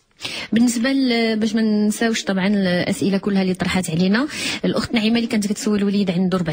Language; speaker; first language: Arabic; native; Arabic